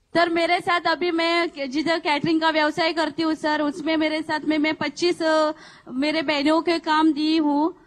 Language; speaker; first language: Hindi; non-native, local second language; Marathi